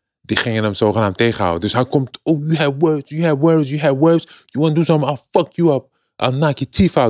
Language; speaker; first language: English; non-native, fluent; Dutch